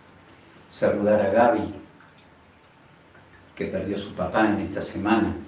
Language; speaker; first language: Spanish; native; Spanish